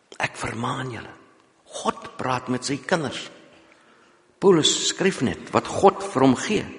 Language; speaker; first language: Afrikaans; non-native, local second language; English